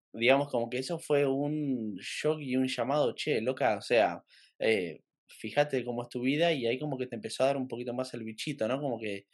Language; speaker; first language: Spanish; native; Spanish